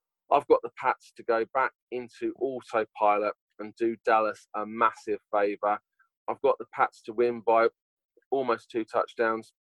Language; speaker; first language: English; native; English